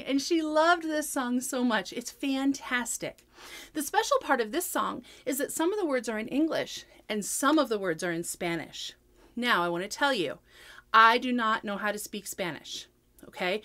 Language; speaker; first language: English; native; English